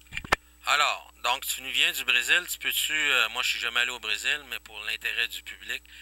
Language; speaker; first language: French; native; French